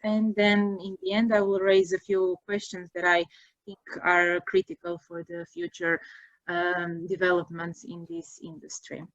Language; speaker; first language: English; non-native, fluent; Croatian